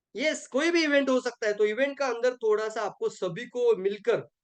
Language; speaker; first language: Hindi; non-native, local second language; Marathi